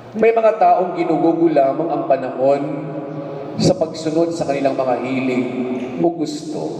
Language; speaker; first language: Filipino; native; Filipino